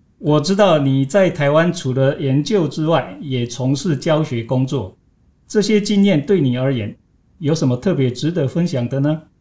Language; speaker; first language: Chinese; native; Chinese